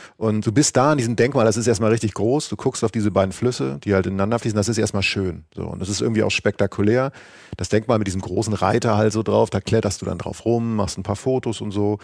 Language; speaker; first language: German; native; German